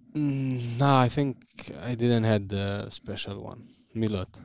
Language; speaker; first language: English; non-native, fluent; Albanian